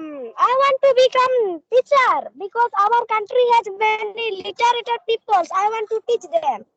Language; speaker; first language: English; non-native, learner; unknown